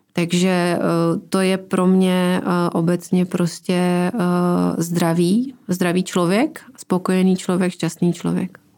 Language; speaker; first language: Czech; native; Czech